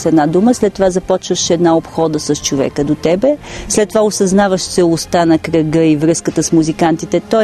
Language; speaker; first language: Bulgarian; native; Bulgarian